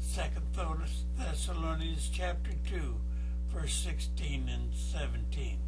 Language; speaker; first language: English; native; English